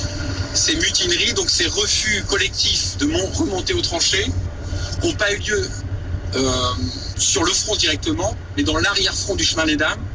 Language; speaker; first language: French; native; French